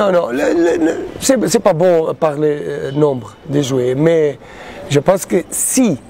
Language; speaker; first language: French; non-native, learner; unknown